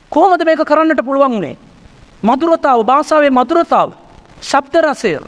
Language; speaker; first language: Sinhala; non-native, local second language; Tamil